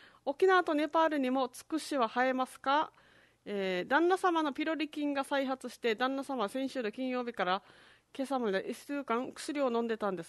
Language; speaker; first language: Japanese; native; Japanese